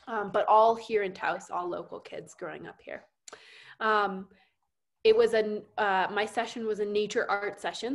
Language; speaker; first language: English; native; English